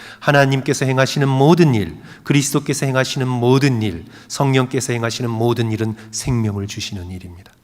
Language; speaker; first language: Korean; native; Korean